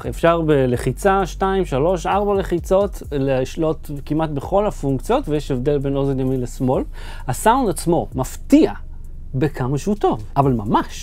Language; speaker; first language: Hebrew; native; Hebrew